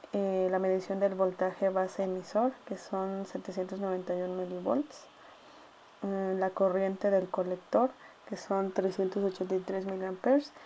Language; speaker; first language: Spanish; native; Spanish